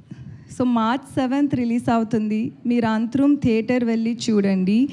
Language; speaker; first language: Telugu; non-native, learner; Tamil